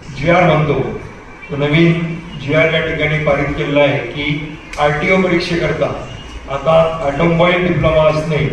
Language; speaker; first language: Marathi; native; Marathi